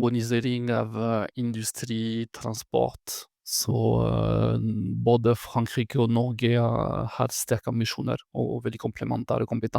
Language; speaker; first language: Norwegian; non-native, fluent; French